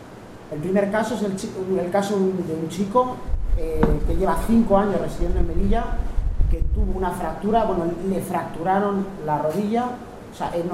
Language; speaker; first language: Spanish; native; Spanish